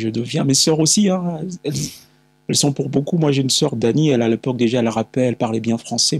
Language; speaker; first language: French; non-native, local second language; Lingala